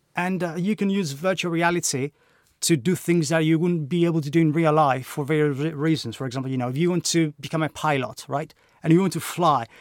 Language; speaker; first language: English; non-native, fluent; Greek